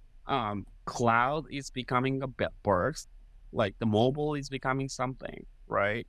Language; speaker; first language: English; non-native, fluent; Japanese